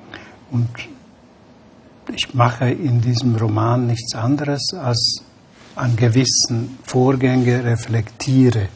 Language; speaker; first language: German; non-native, fluent; Hungarian